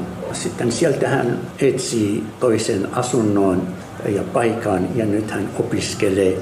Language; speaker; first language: Finnish; non-native, learner; Arabic